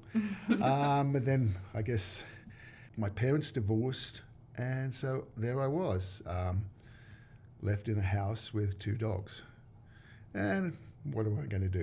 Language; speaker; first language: English; native; English